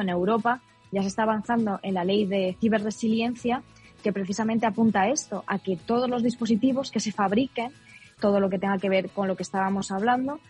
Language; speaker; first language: Spanish; native; Spanish